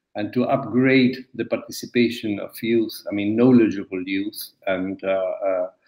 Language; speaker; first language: English; non-native, fluent; Spanish